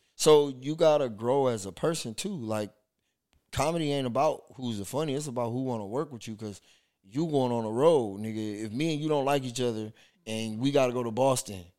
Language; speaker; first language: English; native; English